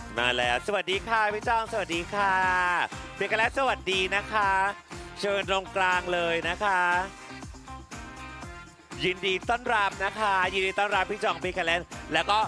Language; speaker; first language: Thai; native; Thai